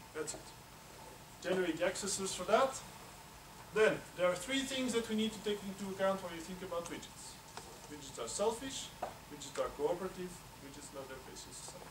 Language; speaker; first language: English; non-native, fluent; Dutch